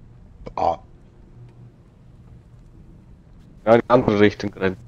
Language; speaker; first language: German; native; German